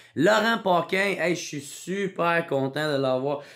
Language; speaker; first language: French; native; French